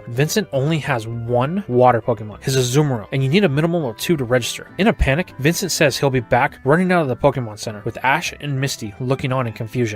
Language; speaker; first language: English; native; English